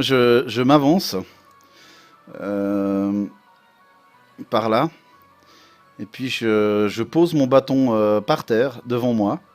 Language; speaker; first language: French; native; French